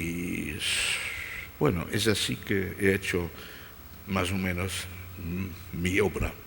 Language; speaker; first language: Spanish; non-native, fluent; Dutch